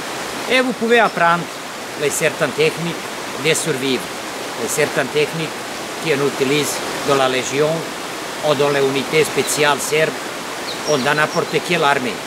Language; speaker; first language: French; non-native, fluent; Serbian